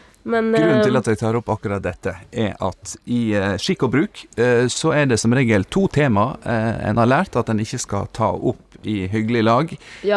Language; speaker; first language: Norwegian; native; Norwegian